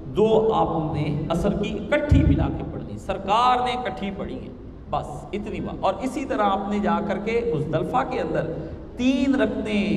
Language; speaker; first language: Urdu; non-native, local second language; Punjabi